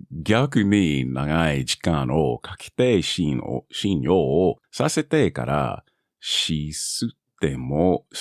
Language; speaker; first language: Japanese; non-native, learner; English